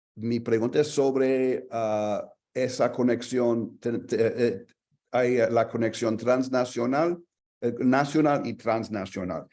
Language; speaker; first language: Spanish; non-native, fluent; English